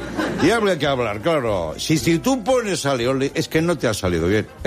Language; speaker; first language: Spanish; native; Spanish